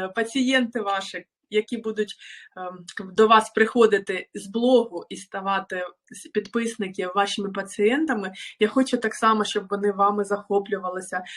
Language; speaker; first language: Ukrainian; non-native, local second language; Russian